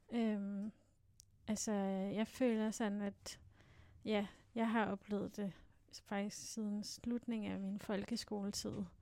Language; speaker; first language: Danish; native; Danish